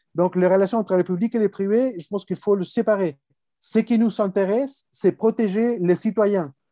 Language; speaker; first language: French; non-native, fluent; Spanish